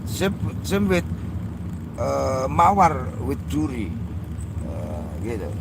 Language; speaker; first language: English; non-native, learner; Indonesian